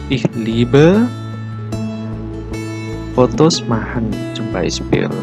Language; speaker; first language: German; non-native, learner; Indonesian